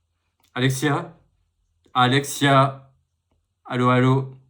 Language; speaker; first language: French; native; French